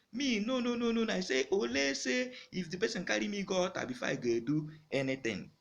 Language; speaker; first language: Nigerian Pidgin; non-native, local second language; Igbo